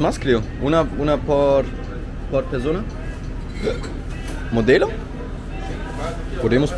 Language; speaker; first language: Spanish; non-native, learner; German